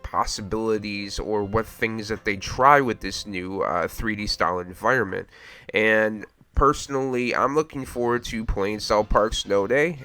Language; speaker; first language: English; native; English